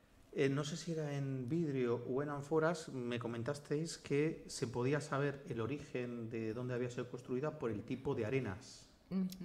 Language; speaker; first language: Spanish; native; Spanish